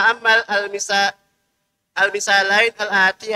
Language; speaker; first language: Arabic; non-native, fluent; Indonesian